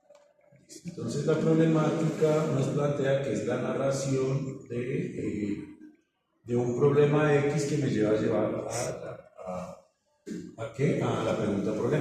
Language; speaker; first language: Spanish; native; Spanish